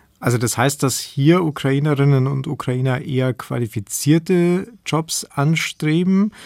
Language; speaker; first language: German; native; German